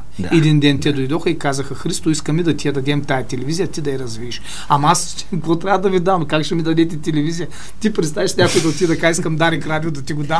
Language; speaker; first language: Bulgarian; native; Bulgarian